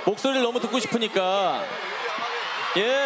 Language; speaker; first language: Korean; native; Korean